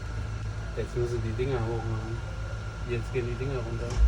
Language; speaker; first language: German; native; German